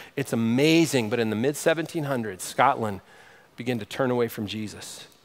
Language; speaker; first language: English; native; English